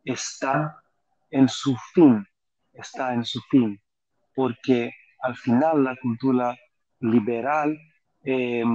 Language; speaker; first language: Spanish; non-native, fluent; Greek